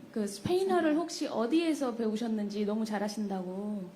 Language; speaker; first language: Korean; native; Korean